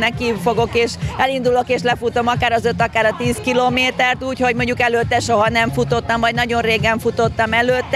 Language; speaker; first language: Hungarian; native; Hungarian